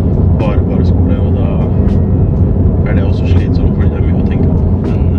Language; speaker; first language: Norwegian; early bilingual, other home language; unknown